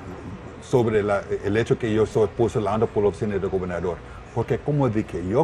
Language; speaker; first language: Spanish; non-native, learner; English